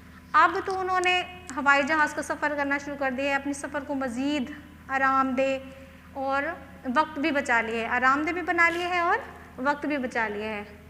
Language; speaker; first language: Hindi; non-native, local second language; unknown